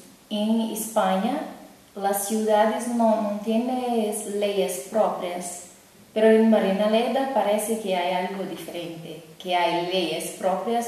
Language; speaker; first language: Spanish; non-native, learner; Portuguese